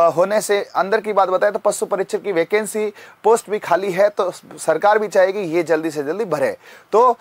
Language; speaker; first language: Hindi; native; Hindi